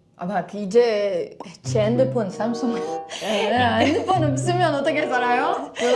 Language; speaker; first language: Korean; non-native, learner; French